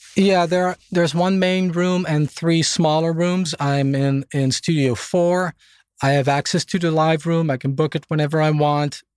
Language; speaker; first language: English; non-native, fluent; Dutch